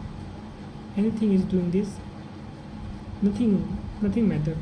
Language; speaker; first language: English; non-native, learner; Hindi